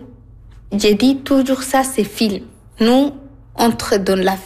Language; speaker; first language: French; non-native, learner; Arabic